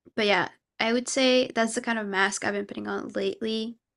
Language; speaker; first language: English; early bilingual, other home language; Korean